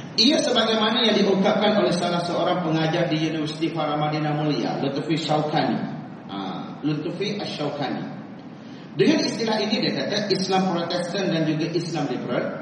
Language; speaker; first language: Malay; native; Malay